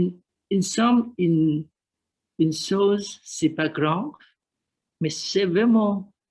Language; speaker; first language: French; non-native, learner; Vietnamese